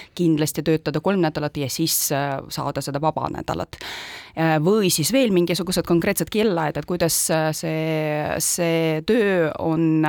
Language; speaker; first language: Estonian; non-native, local second language; Russian